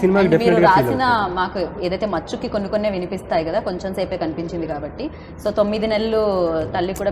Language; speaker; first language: Telugu; native; Telugu